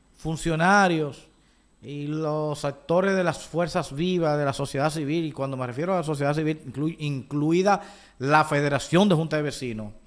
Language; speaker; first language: Spanish; native; Spanish